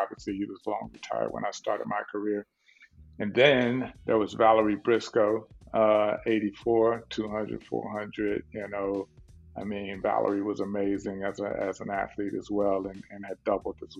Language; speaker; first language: English; native; English